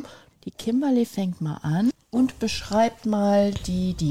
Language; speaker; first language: German; native; German